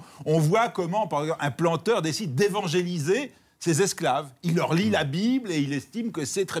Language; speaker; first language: French; native; French